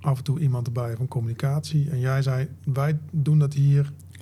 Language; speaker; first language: Dutch; native; Dutch